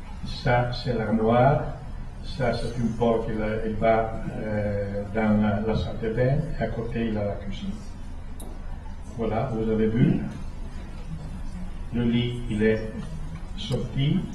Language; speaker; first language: French; non-native, fluent; Italian